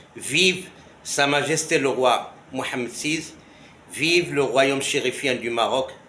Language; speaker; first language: French; non-native, local second language; Arabic